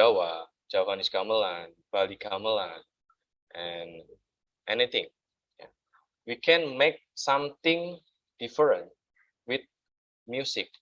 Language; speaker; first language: English; non-native, learner; Indonesian